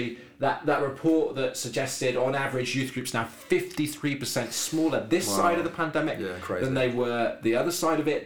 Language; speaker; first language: English; native; English